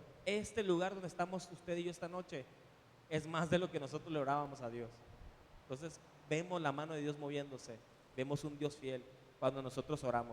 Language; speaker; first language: Spanish; native; Spanish